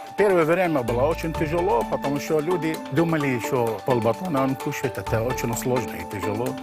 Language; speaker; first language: Ukrainian; non-native, learner; Arabic